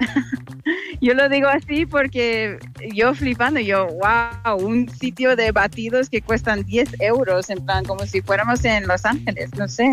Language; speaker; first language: Spanish; non-native, fluent; English